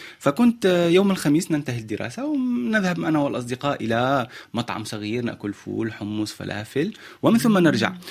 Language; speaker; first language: Arabic; native; Arabic